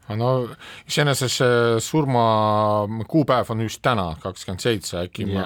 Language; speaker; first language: Estonian; non-native, local second language; Russian